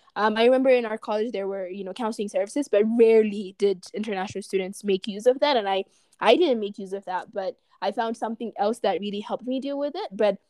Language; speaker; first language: English; non-native, fluent; Amharic